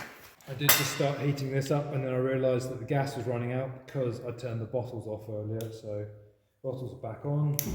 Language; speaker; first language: English; native; English